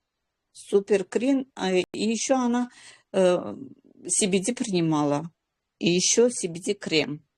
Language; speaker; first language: Russian; non-native, local second language; Azerbaijani